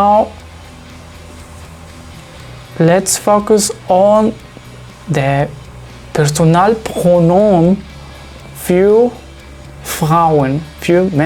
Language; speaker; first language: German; non-native, learner; Spanish